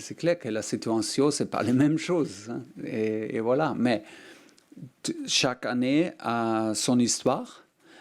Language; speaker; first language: French; non-native, learner; German